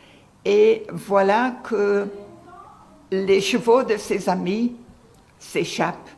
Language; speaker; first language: French; non-native, fluent; English